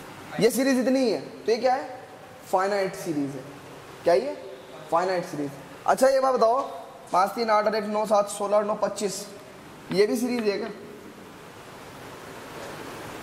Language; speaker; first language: Hindi; native; Hindi